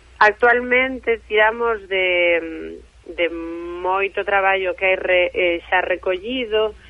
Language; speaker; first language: Galician; native; Galician